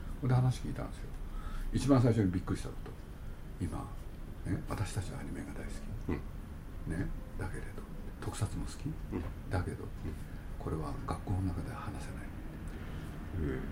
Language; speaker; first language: Japanese; native; Japanese